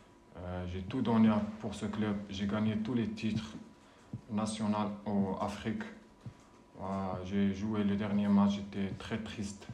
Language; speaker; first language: French; non-native, learner; Arabic